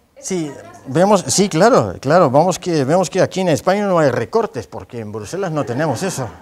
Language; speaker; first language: Spanish; non-native, fluent; Dutch